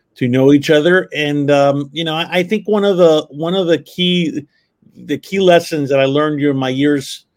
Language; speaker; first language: English; early bilingual, other home language; Spanish